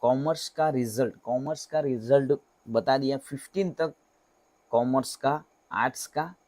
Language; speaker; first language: Hindi; non-native, local second language; Gujarati